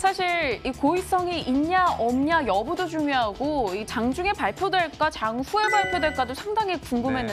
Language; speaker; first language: Korean; native; Korean